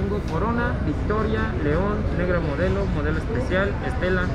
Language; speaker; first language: Spanish; native; Spanish